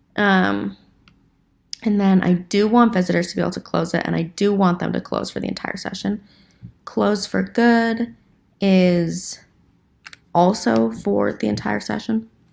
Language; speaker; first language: English; native; English